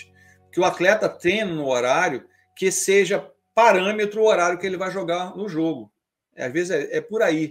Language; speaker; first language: Portuguese; native; Portuguese